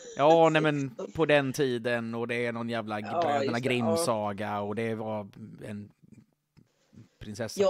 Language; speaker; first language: Swedish; native; Swedish